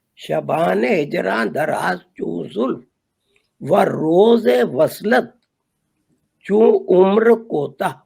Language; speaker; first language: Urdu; non-native, local second language; Saraiki